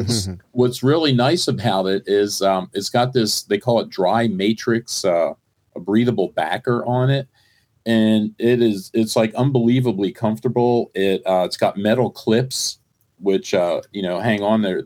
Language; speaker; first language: English; native; English